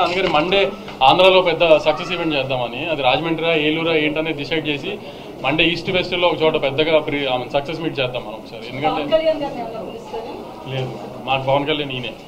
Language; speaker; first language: Telugu; native; Telugu